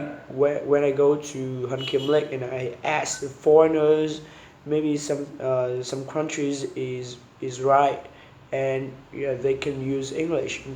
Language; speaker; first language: English; non-native, learner; Vietnamese